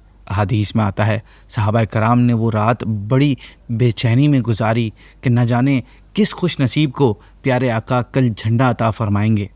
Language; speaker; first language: Urdu; native; Urdu